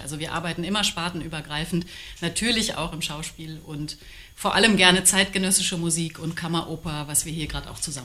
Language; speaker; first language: German; native; German